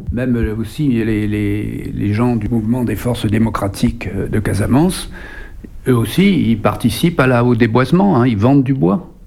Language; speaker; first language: French; native; French